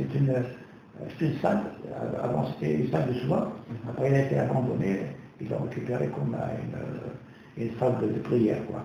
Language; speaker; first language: French; non-native, local second language; Kabyle